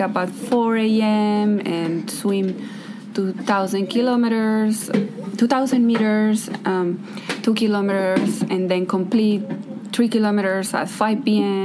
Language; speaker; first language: English; non-native, fluent; Spanish